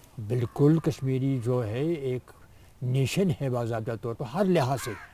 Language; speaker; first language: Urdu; non-native, local second language; Kashmiri